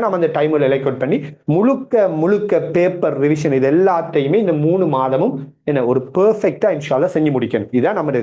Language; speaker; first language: Tamil; native; Tamil